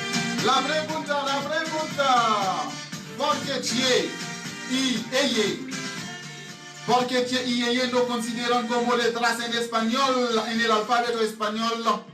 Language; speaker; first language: Spanish; non-native, learner; Haitian Creole